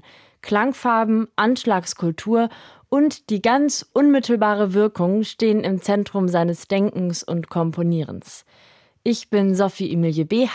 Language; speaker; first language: German; native; German